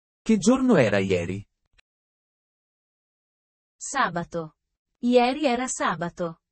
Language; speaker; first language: Italian; non-native, fluent; Sinhala